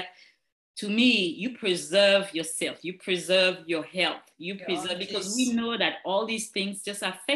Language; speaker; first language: English; non-native, local second language; French